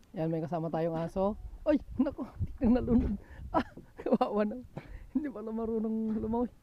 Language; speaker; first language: Filipino; non-native, local second language; Iloko